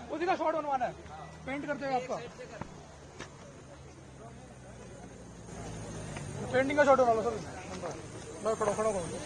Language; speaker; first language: Hindi; native; Hindi